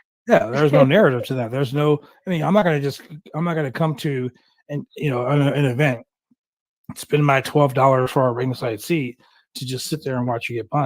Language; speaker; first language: English; native; English